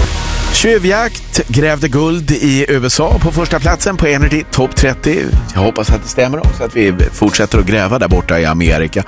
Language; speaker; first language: Swedish; native; Swedish